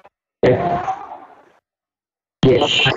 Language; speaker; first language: English; non-native, learner; Vietnamese